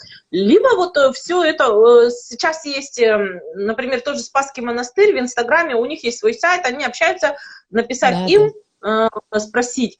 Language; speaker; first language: Russian; native; Russian